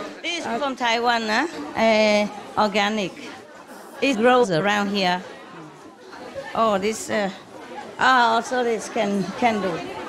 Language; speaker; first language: English; non-native, fluent; Vietnamese